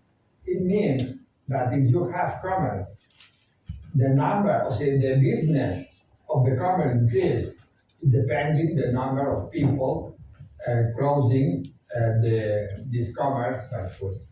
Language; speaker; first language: English; non-native, fluent; Spanish